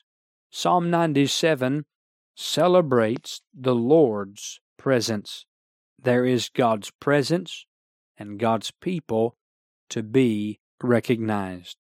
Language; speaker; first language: English; native; English